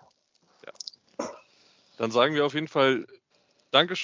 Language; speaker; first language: German; native; German